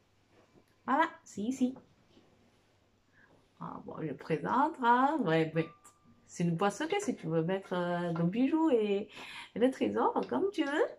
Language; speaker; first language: French; non-native, fluent; Chinese